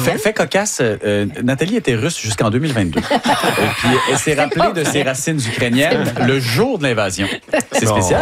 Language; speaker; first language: French; native; French